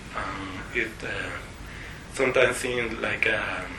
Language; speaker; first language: English; non-native, fluent; Spanish